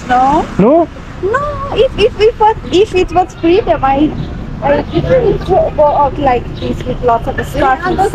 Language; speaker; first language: English; non-native, learner; Persian